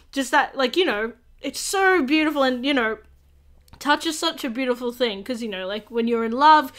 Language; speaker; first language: English; native; English